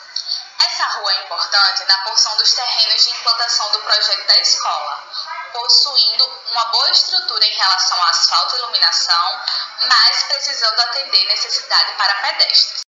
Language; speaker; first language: Portuguese; native; Portuguese